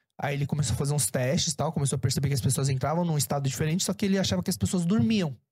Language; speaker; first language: Portuguese; early bilingual, other home language; Korean